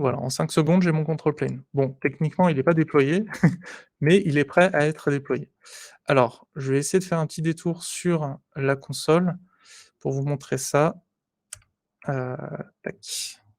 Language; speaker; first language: French; native; French